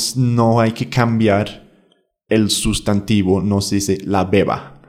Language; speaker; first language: Spanish; non-native, fluent; English